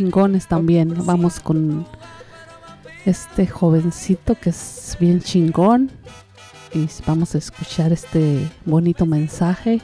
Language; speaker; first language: Spanish; native; Spanish